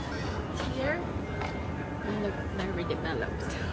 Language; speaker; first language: English; non-native, fluent; Chinese